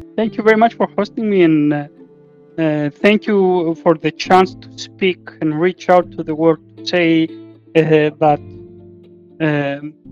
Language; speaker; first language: English; non-native, fluent; Greek